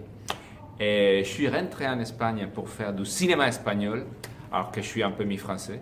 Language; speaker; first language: French; non-native, fluent; Spanish